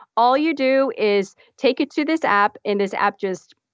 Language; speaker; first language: English; non-native, fluent; Dutch